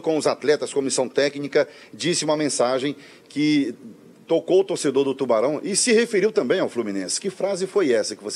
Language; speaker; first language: Portuguese; native; Portuguese